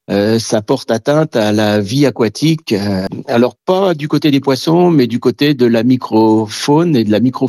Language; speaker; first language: French; native; French